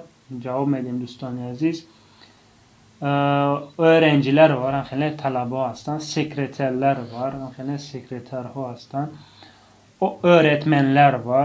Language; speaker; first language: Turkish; non-native, fluent; Tajik